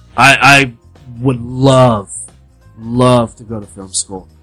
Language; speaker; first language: English; native; English